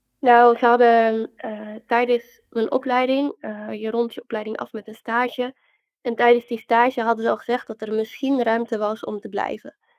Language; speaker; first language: Dutch; native; Dutch